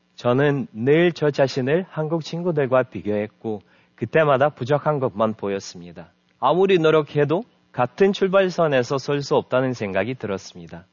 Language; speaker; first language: Korean; non-native, fluent; Russian